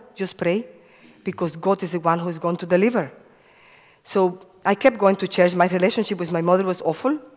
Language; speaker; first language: English; non-native, fluent; Spanish